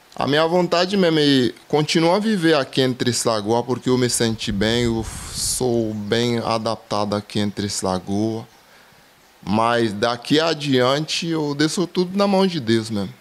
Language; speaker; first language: Portuguese; non-native, fluent; Haitian Creole